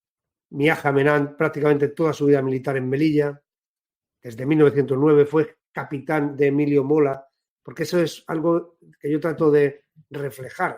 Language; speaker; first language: Spanish; native; Spanish